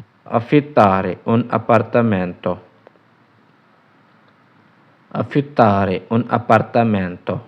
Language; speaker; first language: Italian; non-native, fluent; Urdu